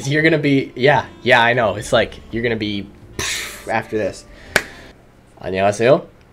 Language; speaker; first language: English; native; English